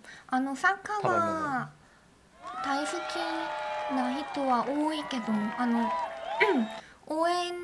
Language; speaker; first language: Japanese; non-native, learner; Korean